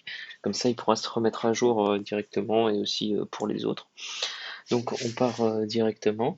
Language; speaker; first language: French; native; French